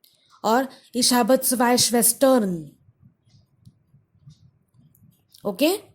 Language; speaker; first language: German; non-native, fluent; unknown